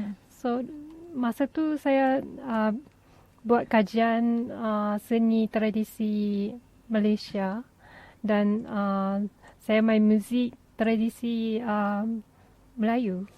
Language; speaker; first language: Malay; non-native, fluent; Japanese